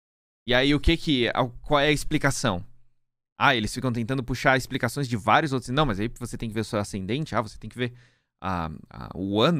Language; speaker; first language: Portuguese; native; Portuguese